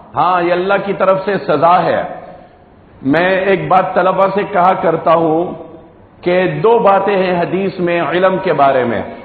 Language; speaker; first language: Urdu; non-native, local second language; Gujarati